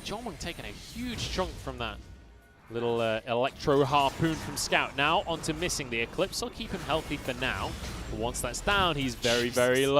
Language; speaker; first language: English; native; English